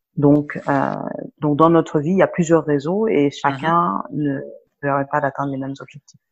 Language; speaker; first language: French; non-native, local second language; Wolof